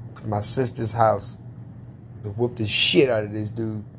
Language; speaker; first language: English; native; English